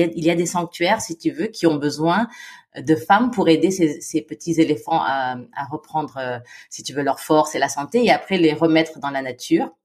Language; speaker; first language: French; non-native, fluent; Filipino